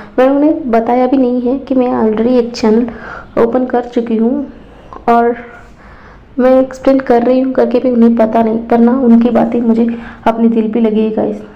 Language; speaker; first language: Hindi; non-native, local second language; Tamil